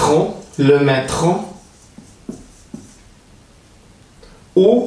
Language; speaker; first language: French; non-native, learner; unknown